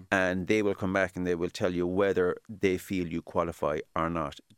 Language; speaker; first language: English; native; English